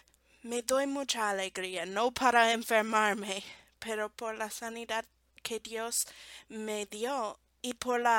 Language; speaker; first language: Spanish; non-native, fluent; English